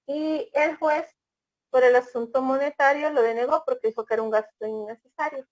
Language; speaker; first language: Spanish; native; Spanish